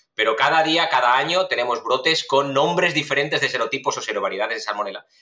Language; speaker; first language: Spanish; native; Spanish